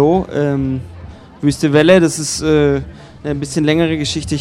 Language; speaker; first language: German; native; German